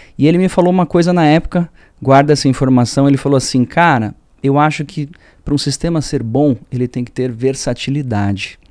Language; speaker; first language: Portuguese; early bilingual, other home language; French